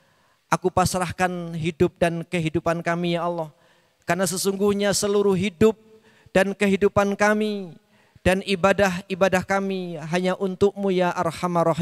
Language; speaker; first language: Indonesian; native; Indonesian